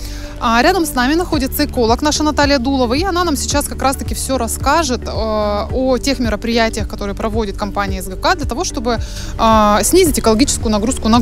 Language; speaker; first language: Russian; native; Russian